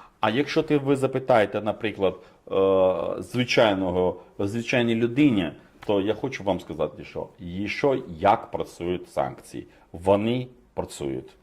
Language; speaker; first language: Ukrainian; non-native, fluent; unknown